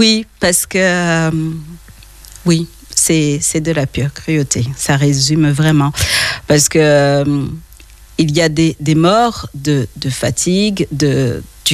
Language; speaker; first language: French; early bilingual, other home language; Kinyarwanda